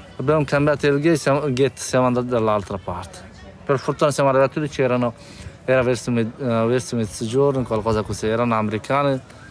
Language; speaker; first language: Italian; non-native, fluent; Persian